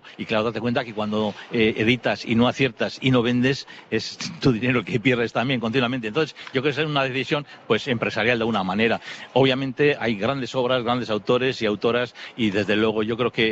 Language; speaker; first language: Spanish; native; Spanish